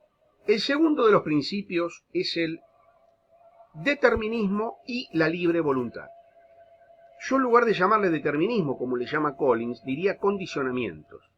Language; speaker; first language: Spanish; native; Spanish